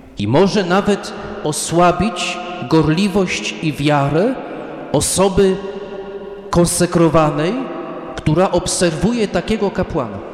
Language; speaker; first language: Polish; early bilingual, heritage; Polish